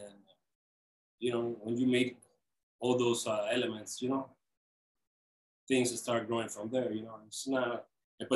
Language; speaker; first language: English; non-native, fluent; Spanish